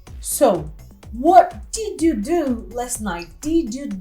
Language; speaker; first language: English; non-native, fluent; Portuguese